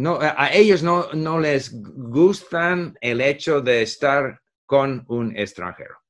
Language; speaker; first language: Spanish; non-native, fluent; English